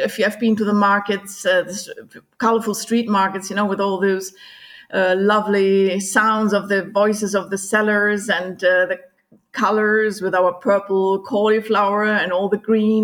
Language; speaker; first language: English; non-native, fluent; German